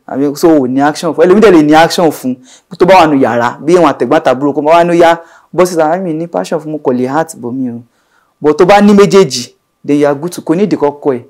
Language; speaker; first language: Yoruba; native; Yoruba